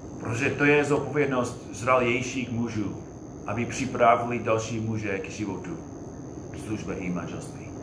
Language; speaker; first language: Czech; non-native, fluent; English